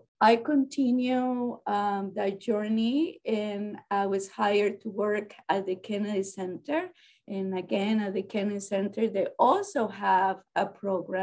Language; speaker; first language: English; non-native, fluent; Spanish